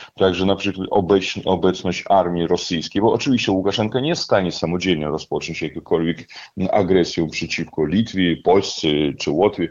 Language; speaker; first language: Polish; non-native, fluent; Russian